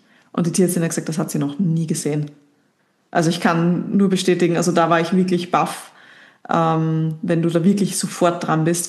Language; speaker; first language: German; native; German